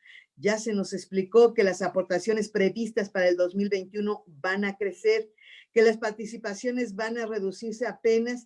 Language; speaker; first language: Spanish; native; Spanish